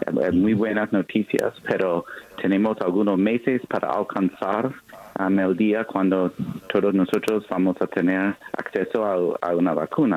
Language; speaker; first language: Spanish; non-native, fluent; English